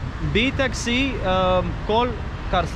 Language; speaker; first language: Hindi; non-native, learner; Turkish